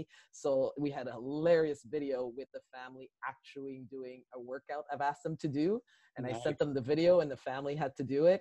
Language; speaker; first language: English; native; English